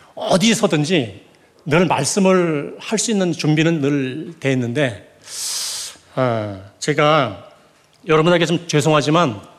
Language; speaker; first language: Korean; native; Korean